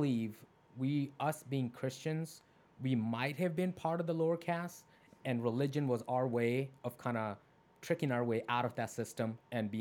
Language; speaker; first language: English; non-native, local second language; Punjabi